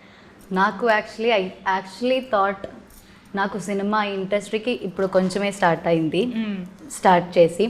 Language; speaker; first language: Telugu; non-native, learner; Malayalam